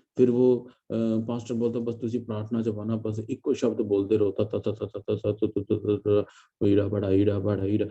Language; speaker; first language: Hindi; non-native, local second language; Malayalam